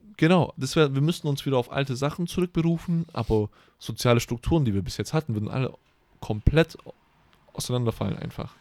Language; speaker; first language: German; native; German